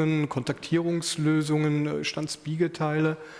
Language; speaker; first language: German; native; German